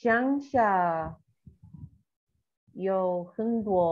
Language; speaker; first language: Chinese; non-native, learner; English